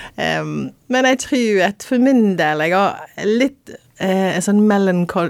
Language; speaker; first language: Norwegian; non-native, fluent; English